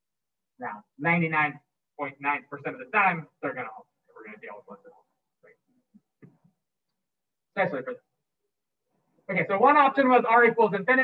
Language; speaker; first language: English; native; English